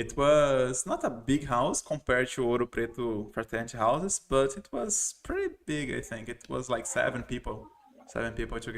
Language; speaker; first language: English; non-native, fluent; Portuguese